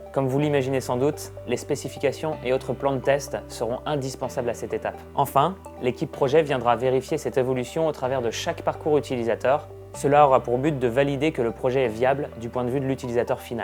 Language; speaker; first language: French; native; French